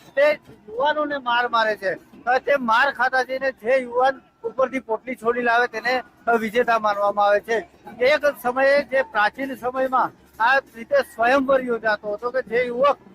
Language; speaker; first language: Gujarati; native; Gujarati